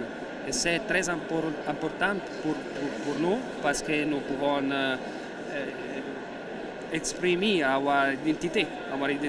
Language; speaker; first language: French; non-native, learner; Italian